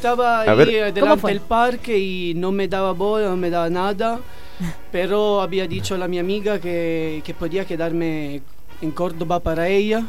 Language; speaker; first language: Spanish; non-native, learner; Italian